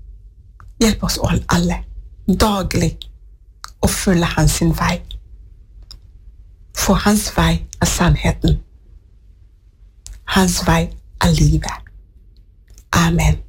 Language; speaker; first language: Norwegian; non-native, fluent; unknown